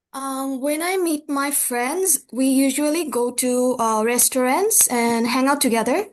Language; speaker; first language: English; non-native, fluent; Bangla